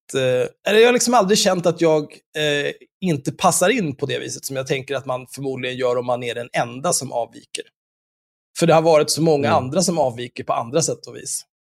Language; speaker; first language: Swedish; native; Swedish